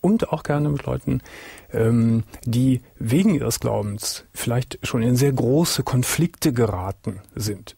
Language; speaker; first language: German; native; German